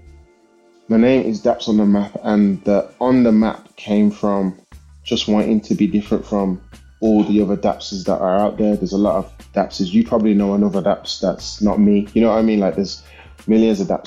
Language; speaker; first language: English; native; English